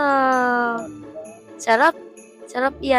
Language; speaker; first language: Filipino; native; Filipino